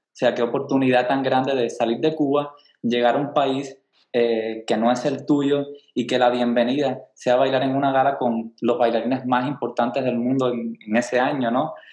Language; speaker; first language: Spanish; native; Spanish